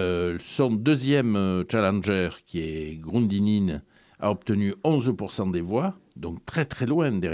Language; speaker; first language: French; native; French